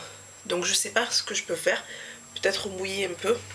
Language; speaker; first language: French; native; French